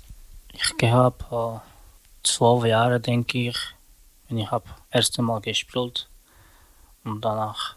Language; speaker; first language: German; non-native, learner; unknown